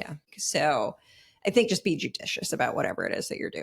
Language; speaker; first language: English; native; English